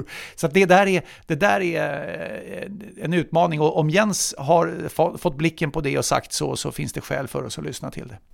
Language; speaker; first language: Swedish; native; Swedish